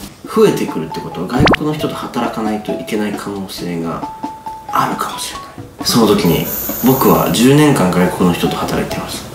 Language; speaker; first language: Japanese; native; Japanese